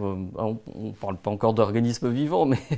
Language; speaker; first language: French; native; French